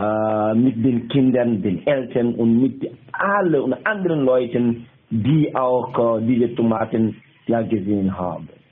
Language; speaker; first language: German; non-native, learner; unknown